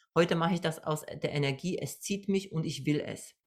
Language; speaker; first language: German; non-native, fluent; Polish